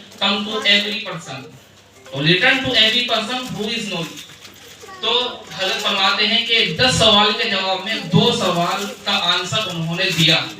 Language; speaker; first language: Urdu; native; Urdu